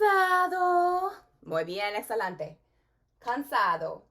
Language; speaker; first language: Spanish; non-native, learner; English